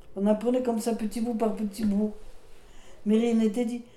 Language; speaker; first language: French; non-native, local second language; Swiss German